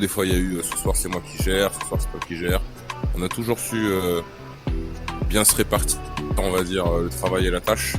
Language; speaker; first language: French; native; French